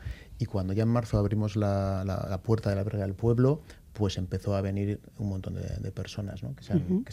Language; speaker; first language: Spanish; native; Spanish